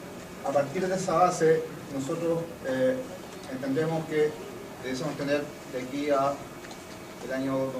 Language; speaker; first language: Spanish; native; Spanish